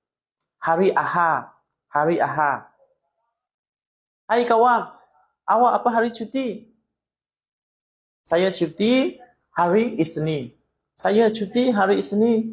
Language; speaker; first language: Indonesian; non-native, learner; Burmese